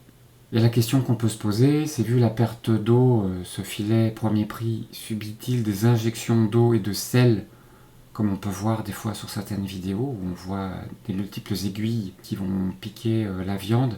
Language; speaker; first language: French; native; French